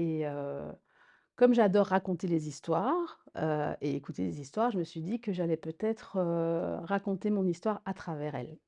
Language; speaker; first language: French; early bilingual, other home language; Rundi